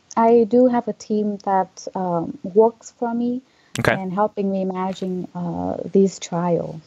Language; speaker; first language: English; non-native, fluent; Vietnamese